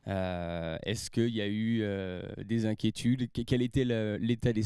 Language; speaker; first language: French; native; French